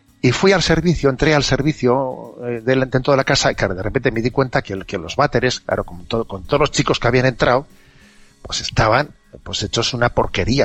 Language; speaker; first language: Spanish; native; Spanish